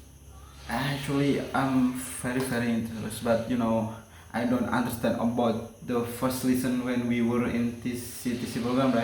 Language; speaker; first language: English; non-native, learner; Indonesian